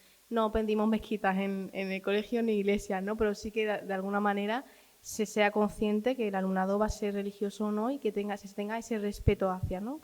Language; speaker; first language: Spanish; early bilingual, other home language; Arabic